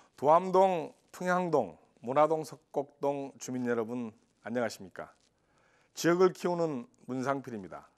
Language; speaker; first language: Korean; native; Korean